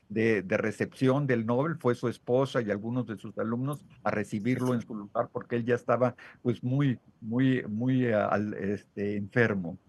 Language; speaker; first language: Spanish; native; Spanish